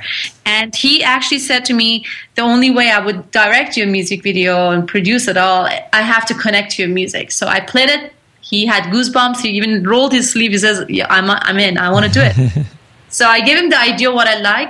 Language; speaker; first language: English; non-native, fluent; Persian